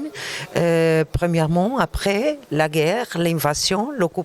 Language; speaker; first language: French; non-native, fluent; Arabic